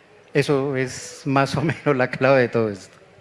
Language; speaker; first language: Spanish; native; Spanish